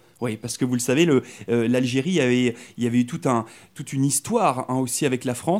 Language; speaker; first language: French; native; French